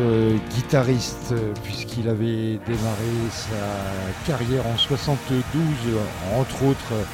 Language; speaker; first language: French; native; French